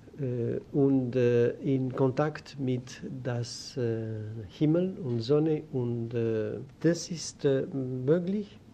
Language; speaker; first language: German; non-native, learner; Greek